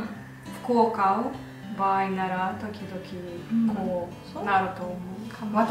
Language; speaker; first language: Japanese; non-native, fluent; Russian